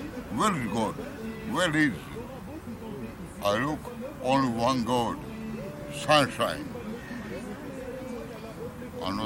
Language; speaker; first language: English; non-native, learner; Romany